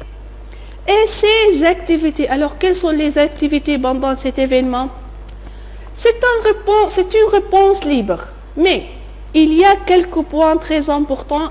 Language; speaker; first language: French; non-native, fluent; Arabic